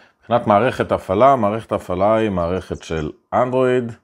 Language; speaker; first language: Hebrew; native; Hebrew